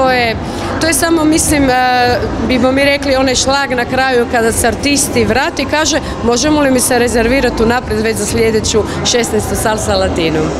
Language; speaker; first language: Croatian; native; Croatian